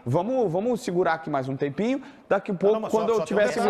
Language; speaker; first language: Portuguese; native; Portuguese